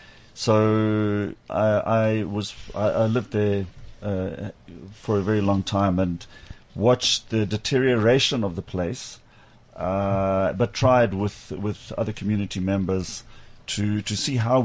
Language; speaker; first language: English; native; English